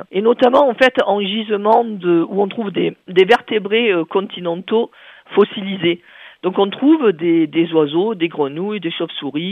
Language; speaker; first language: French; native; French